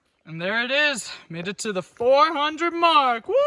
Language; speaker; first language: English; native; English